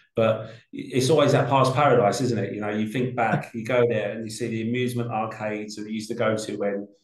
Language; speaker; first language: English; native; English